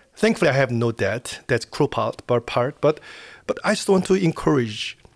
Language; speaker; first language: English; non-native, fluent; Korean